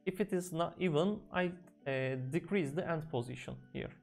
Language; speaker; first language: English; non-native, fluent; Turkish